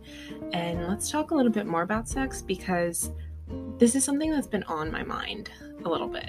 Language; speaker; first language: English; native; English